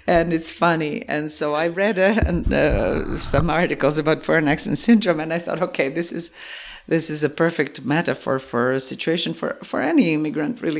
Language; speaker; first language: English; non-native, fluent; Croatian